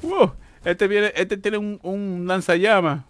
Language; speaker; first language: Spanish; native; Spanish